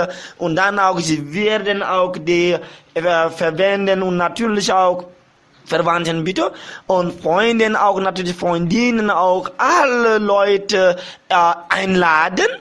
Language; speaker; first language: German; non-native, learner; Bambara